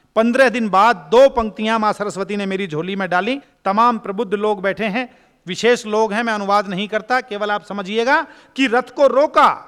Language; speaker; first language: Hindi; native; Hindi